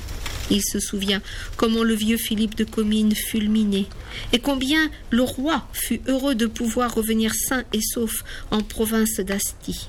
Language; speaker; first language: French; native; French